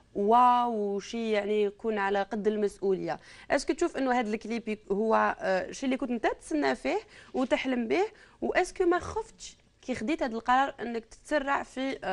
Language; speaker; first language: Arabic; native; Arabic